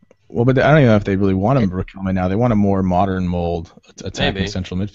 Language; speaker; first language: English; native; English